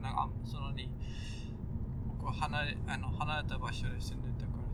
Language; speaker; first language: Japanese; non-native, fluent; Dutch